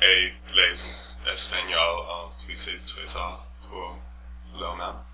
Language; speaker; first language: French; non-native, learner; English